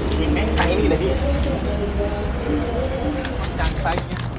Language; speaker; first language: Thai; non-native, local second language; Northeastern Thai